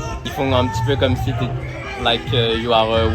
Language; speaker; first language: French; native; French